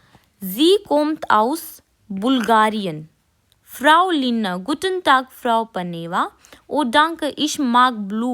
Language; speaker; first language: German; non-native, fluent; Hindi